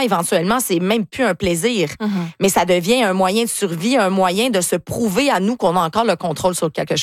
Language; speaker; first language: French; native; French